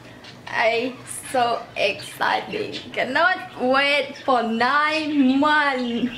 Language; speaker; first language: English; non-native, learner; Thai